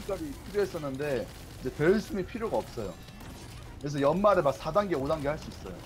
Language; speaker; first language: Korean; native; Korean